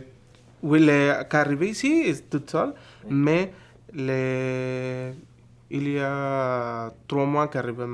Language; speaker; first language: French; non-native, learner; Spanish